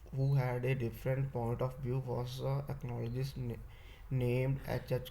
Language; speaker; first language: English; non-native, local second language; Punjabi